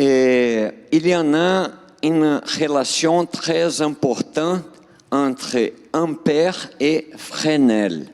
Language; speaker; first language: French; non-native, fluent; Portuguese